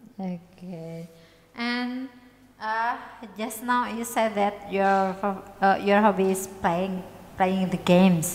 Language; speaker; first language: English; non-native, learner; Indonesian